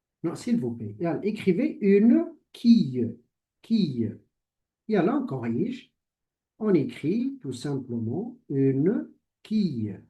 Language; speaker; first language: French; non-native, local second language; Arabic